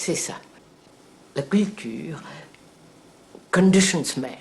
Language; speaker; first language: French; non-native, fluent; Telugu